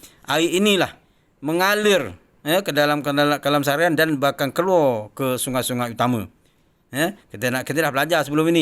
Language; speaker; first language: Malay; native; Malay